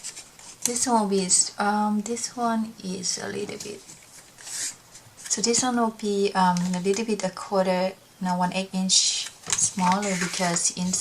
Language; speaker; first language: English; non-native, learner; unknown